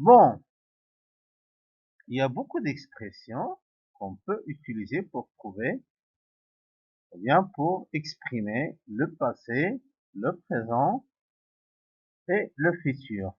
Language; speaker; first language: French; non-native, local second language; Arabic